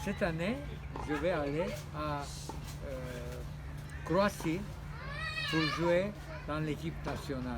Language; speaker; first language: French; non-native, fluent; Turkish